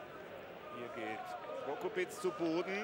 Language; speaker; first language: German; native; German